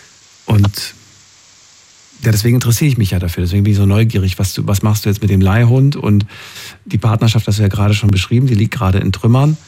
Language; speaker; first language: German; native; German